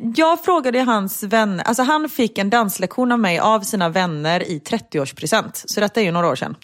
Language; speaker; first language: Swedish; native; Swedish